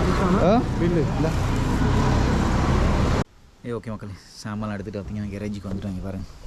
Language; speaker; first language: Tamil; native; Tamil